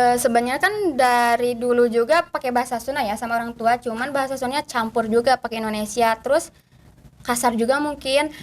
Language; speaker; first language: Indonesian; non-native, local second language; Sundanese